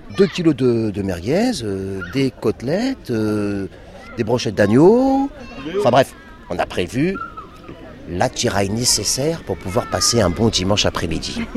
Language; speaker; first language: French; early bilingual, other home language; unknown